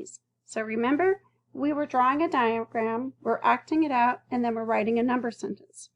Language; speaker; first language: English; native; English